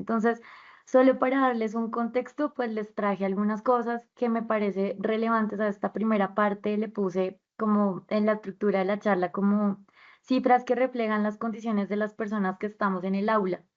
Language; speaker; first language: Spanish; native; Spanish